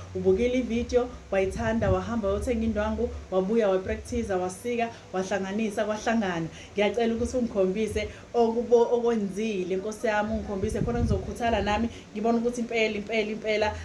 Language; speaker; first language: Zulu; non-native, local second language; Southern Sotho